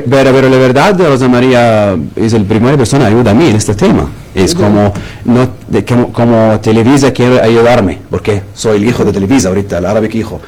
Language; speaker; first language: Spanish; non-native, learner; Arabic